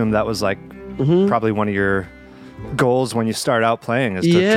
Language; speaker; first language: English; native; English